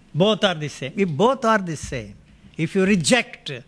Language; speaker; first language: English; non-native, local second language; Telugu